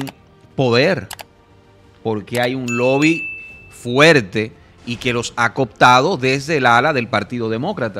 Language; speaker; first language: Spanish; native; Spanish